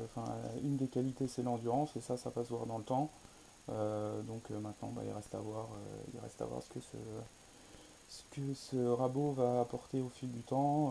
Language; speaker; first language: French; native; French